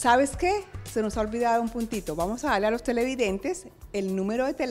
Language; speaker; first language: Spanish; native; Spanish